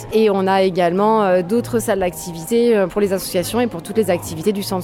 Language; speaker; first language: French; native; French